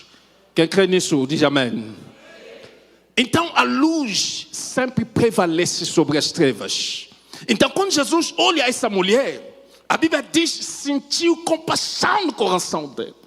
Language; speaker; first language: Portuguese; non-native, fluent; French